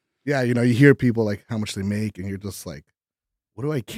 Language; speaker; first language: English; early bilingual, other home language; Spanish